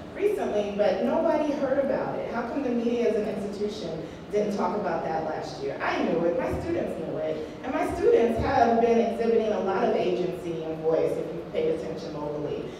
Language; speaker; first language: English; native; English